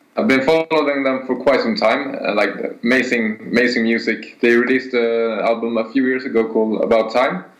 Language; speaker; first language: English; non-native, fluent; Swedish